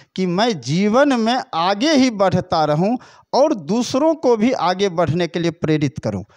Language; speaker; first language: Hindi; native; Hindi